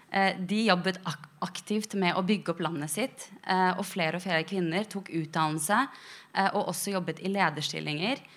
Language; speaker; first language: Norwegian; early bilingual, other home language; Persian